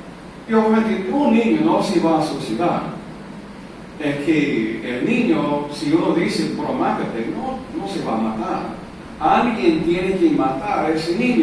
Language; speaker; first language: Spanish; non-native, fluent; English